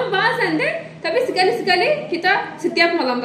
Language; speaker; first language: Indonesian; non-native, learner; Turkish